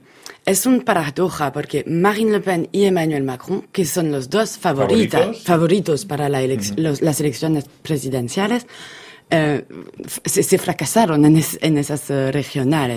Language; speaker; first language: Spanish; non-native, fluent; French